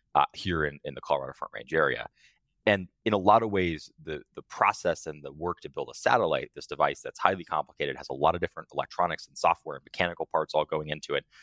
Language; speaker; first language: English; native; English